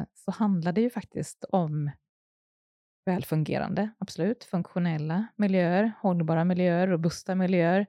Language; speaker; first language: Swedish; native; Swedish